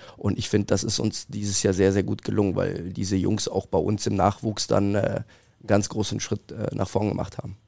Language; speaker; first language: German; native; German